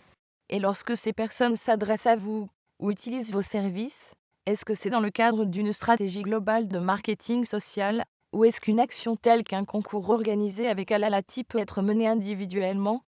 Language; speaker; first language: French; native; French